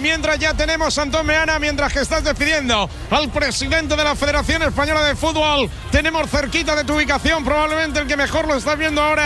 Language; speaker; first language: Spanish; native; Spanish